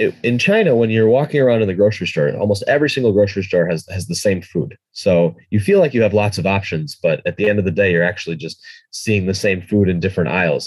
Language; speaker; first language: English; native; English